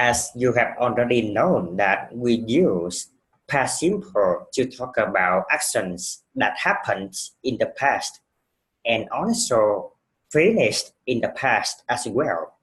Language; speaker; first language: English; non-native, fluent; Vietnamese